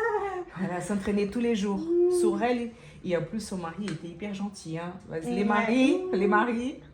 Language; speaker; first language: French; non-native, fluent; Portuguese